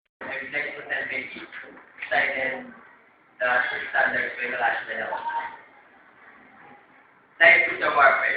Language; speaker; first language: English; non-native, learner; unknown